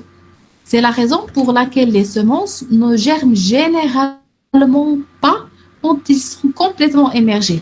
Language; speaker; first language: French; non-native, local second language; Arabic